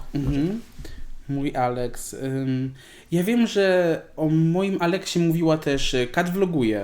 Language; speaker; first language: Polish; native; Polish